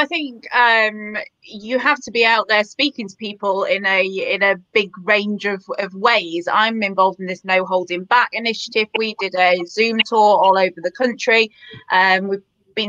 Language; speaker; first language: English; native; English